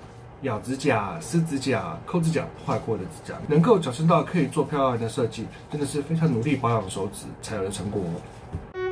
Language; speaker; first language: Chinese; native; Chinese